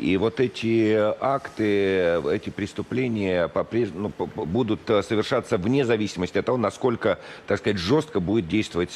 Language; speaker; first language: Russian; native; Russian